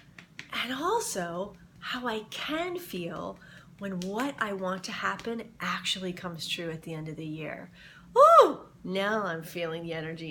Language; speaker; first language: English; native; English